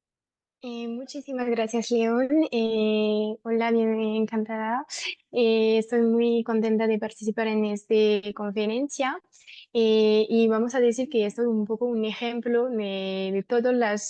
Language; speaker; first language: Spanish; non-native, fluent; French